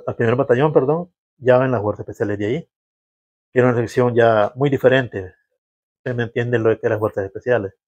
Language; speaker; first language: Spanish; native; Spanish